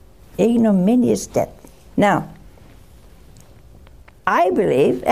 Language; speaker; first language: English; native; English